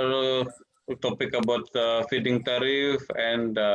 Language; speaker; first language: English; non-native, learner; Indonesian